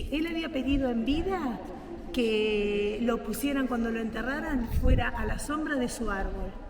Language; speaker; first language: Spanish; native; Spanish